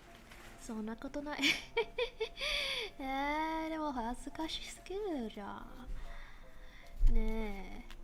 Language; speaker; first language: Japanese; non-native, learner; English